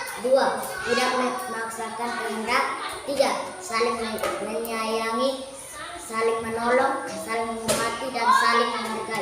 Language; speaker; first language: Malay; non-native, local second language; Tetum